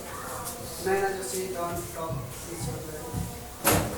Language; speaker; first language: English; non-native, local second language; Hindi